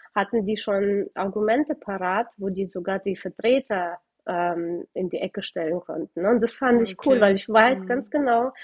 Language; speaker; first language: German; early bilingual, other home language; Russian